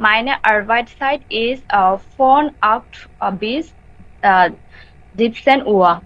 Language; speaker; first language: German; non-native, learner; Bangla